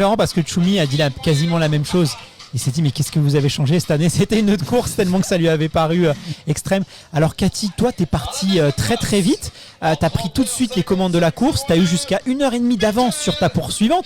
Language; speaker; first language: French; native; French